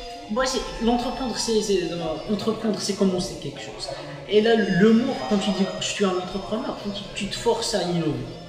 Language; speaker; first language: French; non-native, local second language; Arabic